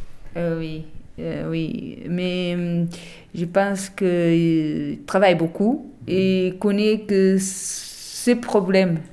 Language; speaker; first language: French; non-native, learner; Portuguese